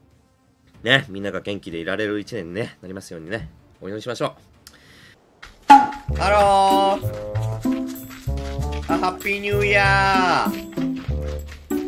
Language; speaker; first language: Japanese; native; Japanese